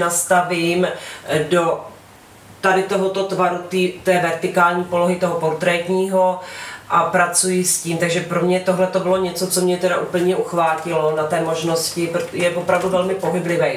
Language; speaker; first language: Czech; native; Czech